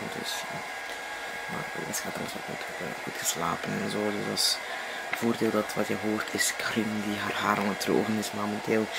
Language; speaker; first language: Dutch; native; Dutch